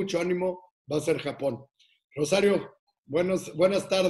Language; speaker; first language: Spanish; native; Spanish